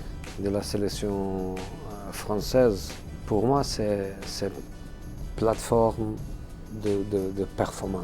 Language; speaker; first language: French; non-native, fluent; Portuguese